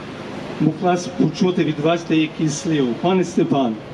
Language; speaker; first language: Ukrainian; early bilingual, heritage; Ukrainian